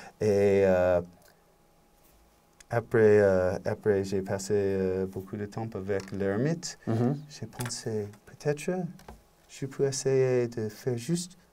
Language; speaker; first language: French; non-native, learner; English